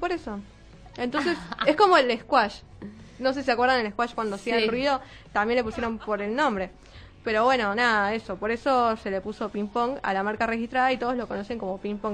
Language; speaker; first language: Spanish; native; Spanish